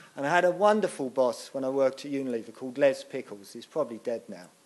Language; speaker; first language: English; native; English